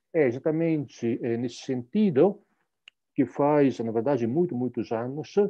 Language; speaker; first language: Portuguese; non-native, fluent; Italian